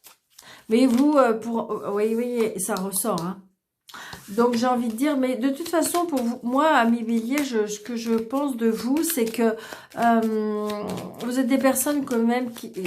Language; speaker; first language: French; native; French